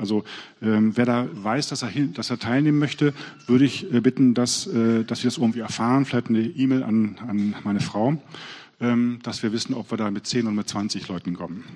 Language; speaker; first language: German; native; German